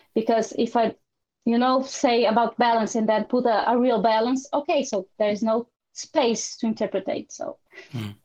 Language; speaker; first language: English; non-native, fluent; Portuguese